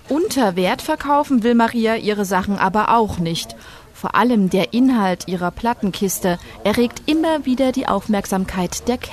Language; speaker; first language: German; native; German